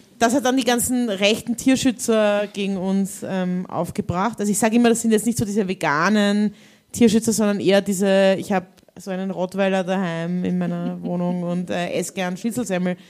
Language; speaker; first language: German; native; German